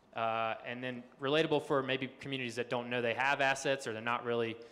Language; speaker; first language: English; native; English